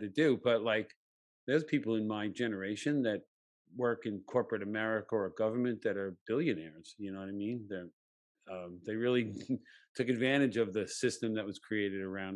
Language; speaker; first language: English; native; English